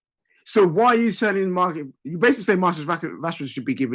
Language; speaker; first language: English; native; English